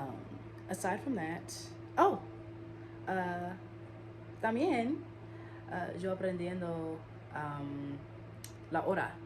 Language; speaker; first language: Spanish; non-native, learner; English